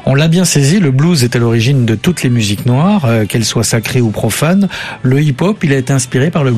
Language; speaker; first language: French; native; French